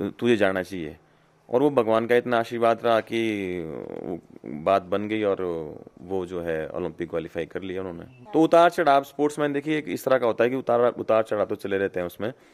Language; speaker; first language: Hindi; native; Hindi